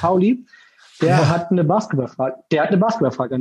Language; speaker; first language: German; native; German